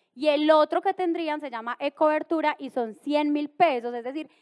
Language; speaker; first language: Spanish; native; Spanish